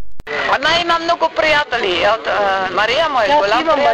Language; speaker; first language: Bulgarian; non-native, learner; Dutch